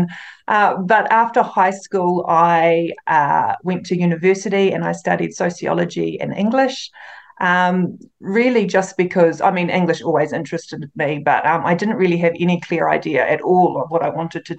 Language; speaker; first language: English; native; English